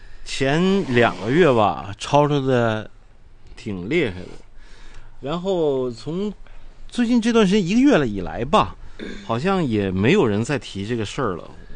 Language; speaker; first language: Chinese; native; Chinese